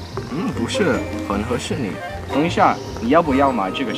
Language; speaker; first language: Chinese; non-native, learner; English